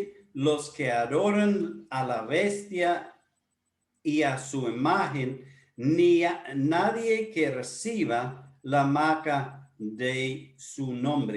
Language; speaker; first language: Spanish; non-native, fluent; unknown